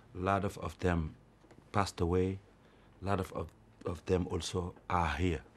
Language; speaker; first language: English; non-native, fluent; Wolof